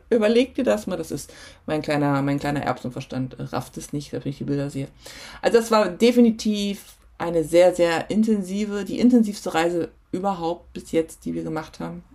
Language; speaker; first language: German; native; German